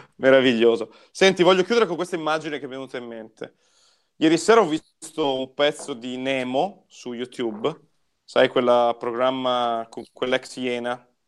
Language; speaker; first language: Italian; native; Italian